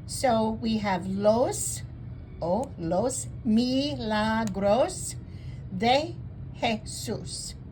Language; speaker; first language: Spanish; non-native, fluent; English